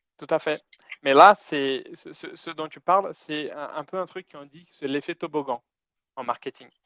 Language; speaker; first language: French; non-native, fluent; Portuguese